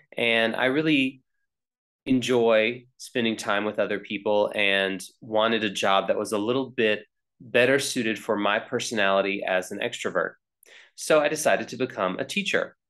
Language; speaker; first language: English; native; English